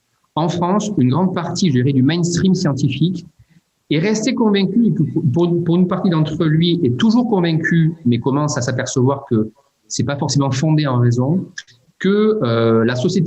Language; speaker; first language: French; native; French